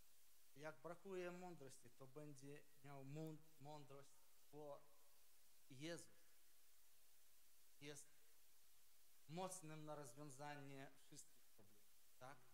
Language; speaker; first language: Polish; non-native, learner; Ukrainian